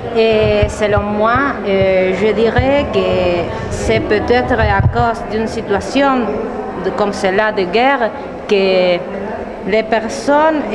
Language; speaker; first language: French; non-native, learner; Spanish